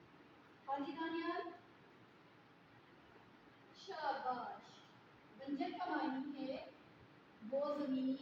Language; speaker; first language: Urdu; native; Urdu